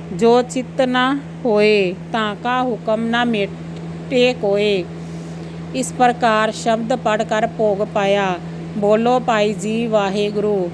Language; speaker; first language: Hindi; non-native, local second language; Punjabi